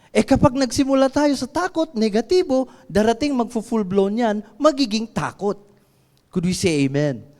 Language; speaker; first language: Filipino; non-native, local second language; Iloko